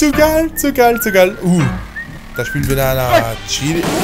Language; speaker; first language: German; native; German